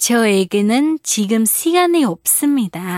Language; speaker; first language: Korean; non-native, fluent; Vietnamese